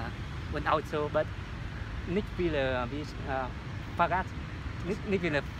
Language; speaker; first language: German; non-native, learner; Vietnamese